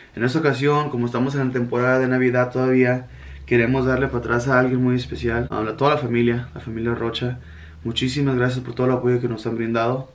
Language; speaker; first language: Spanish; early bilingual, heritage; Spanish